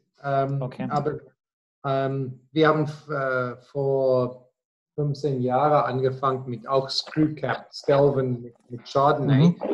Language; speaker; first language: German; non-native, fluent; Afrikaans